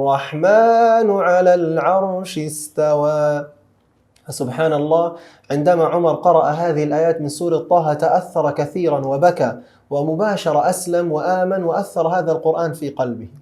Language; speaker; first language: Arabic; native; Arabic